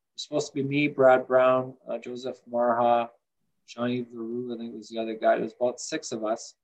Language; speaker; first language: English; native; English